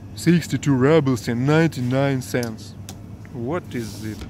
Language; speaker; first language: English; non-native, learner; Russian